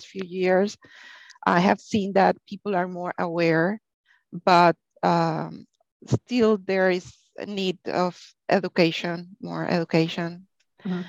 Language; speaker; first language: English; non-native, fluent; Spanish